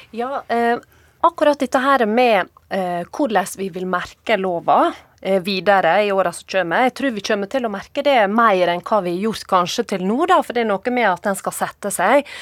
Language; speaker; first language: Norwegian; native; Norwegian